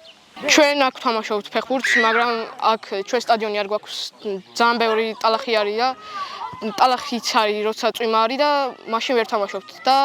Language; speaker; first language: Georgian; non-native, local second language; Azerbaijani